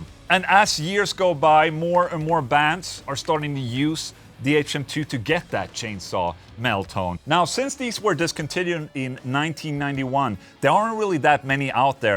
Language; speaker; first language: English; non-native, fluent; Swedish